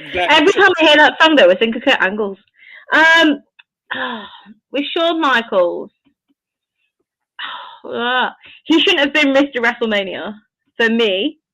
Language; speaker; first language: English; native; English